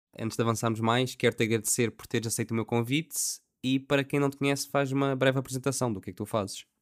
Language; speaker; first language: Portuguese; native; Portuguese